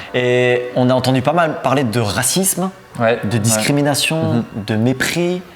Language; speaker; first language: French; native; French